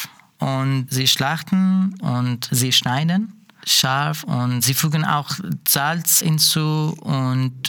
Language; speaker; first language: German; non-native, learner; Persian